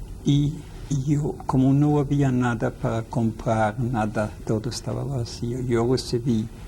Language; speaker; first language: Spanish; non-native, fluent; Yiddish